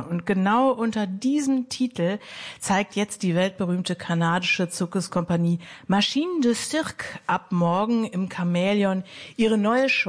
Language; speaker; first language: German; native; German